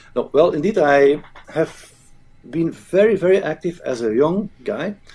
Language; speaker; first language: English; non-native, fluent; Dutch